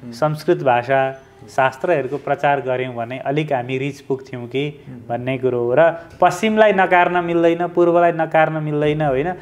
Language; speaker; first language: Nepali; native; Nepali